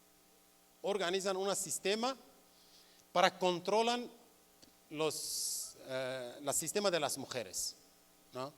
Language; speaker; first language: Spanish; non-native, learner; Kurdish